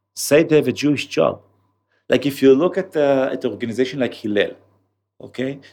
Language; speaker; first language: English; non-native, fluent; Hebrew